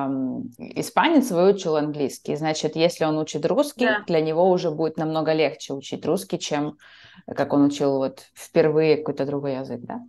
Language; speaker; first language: Russian; native; Russian